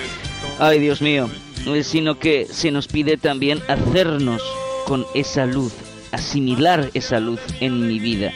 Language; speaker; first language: Spanish; native; Spanish